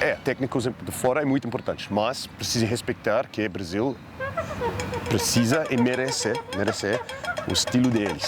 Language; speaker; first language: Portuguese; non-native, learner; English